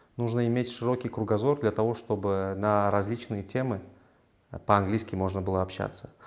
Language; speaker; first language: Russian; non-native, local second language; Uzbek